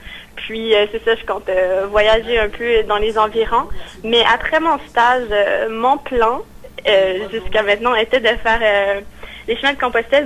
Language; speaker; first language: French; native; French